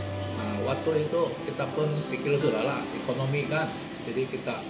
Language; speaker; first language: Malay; non-native, local second language; Hakka Chinese